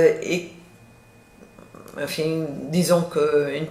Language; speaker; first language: French; non-native, fluent; Portuguese